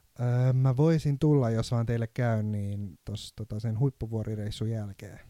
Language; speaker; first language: Finnish; non-native, fluent; Turkish